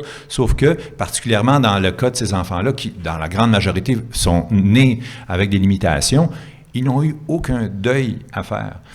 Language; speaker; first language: French; native; French